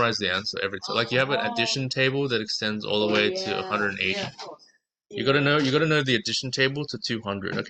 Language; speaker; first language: English; native; English